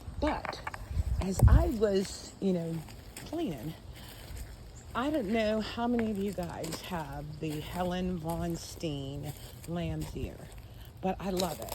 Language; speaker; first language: English; native; English